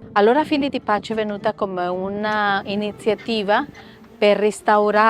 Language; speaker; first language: Italian; non-native, learner; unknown